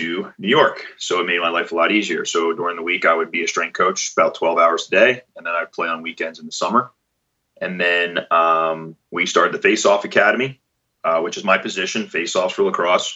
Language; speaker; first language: English; native; English